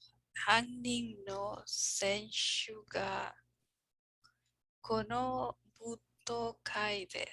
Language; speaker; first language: Japanese; non-native, learner; English